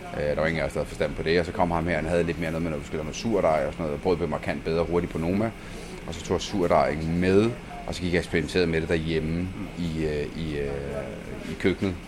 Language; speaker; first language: Danish; early bilingual, other home language; Italian